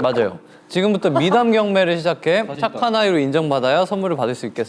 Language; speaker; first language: Korean; native; Korean